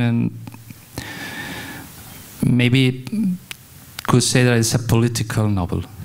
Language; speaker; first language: English; non-native, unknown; Spanish